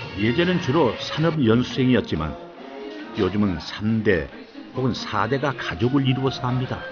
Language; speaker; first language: Korean; native; Korean